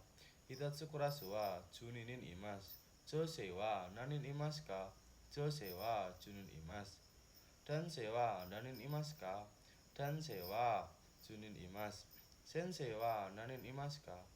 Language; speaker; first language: Japanese; non-native, learner; Indonesian